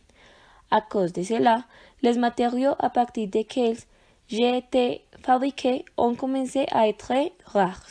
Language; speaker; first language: French; non-native, learner; Spanish